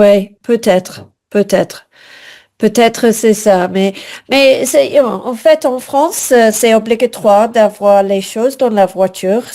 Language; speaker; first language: French; non-native, fluent; English